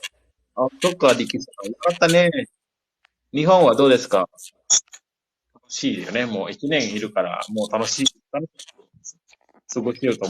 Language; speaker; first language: Japanese; non-native, fluent; Indonesian